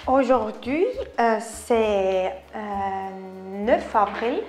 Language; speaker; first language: French; non-native, learner; Estonian